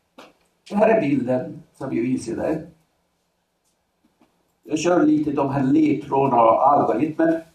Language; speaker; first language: Swedish; non-native, fluent; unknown